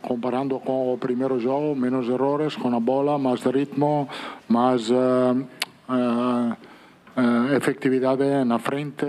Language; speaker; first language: Portuguese; non-native, fluent; Italian